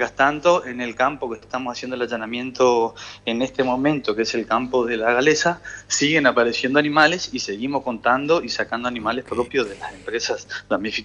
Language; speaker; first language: Spanish; native; Spanish